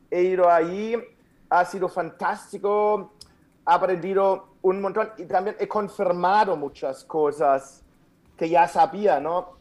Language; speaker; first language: Spanish; non-native, fluent; German